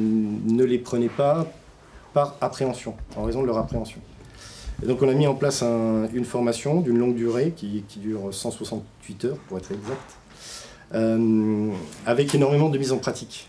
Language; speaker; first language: French; native; French